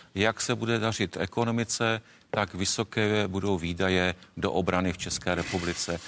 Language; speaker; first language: Czech; native; Czech